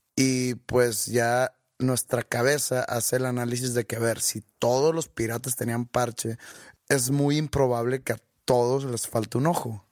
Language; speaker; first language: Spanish; native; Spanish